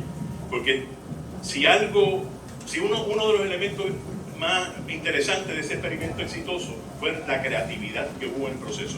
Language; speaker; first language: Spanish; native; Spanish